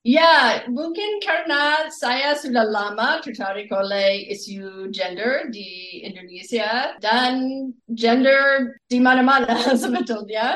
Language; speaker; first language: Indonesian; non-native, fluent; English